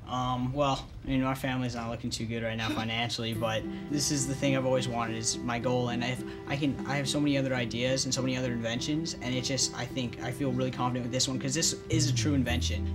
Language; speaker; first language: English; native; English